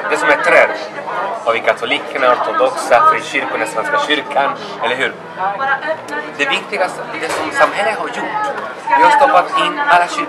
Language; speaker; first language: Swedish; non-native, fluent; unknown